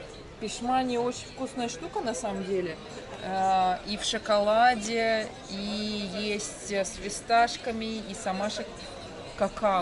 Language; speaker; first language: Russian; native; Russian